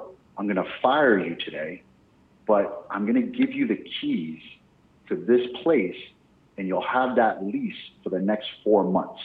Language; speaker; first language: English; native; English